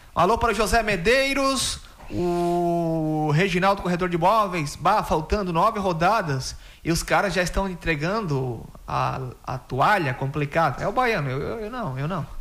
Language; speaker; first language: Portuguese; native; Portuguese